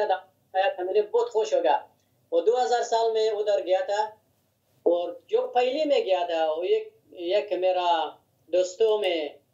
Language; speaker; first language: Hindi; non-native, learner; Hazaragi